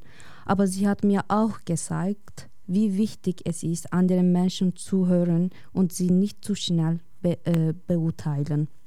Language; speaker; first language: German; non-native, fluent; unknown